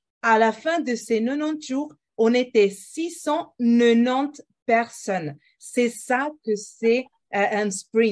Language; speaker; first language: French; non-native, fluent; Portuguese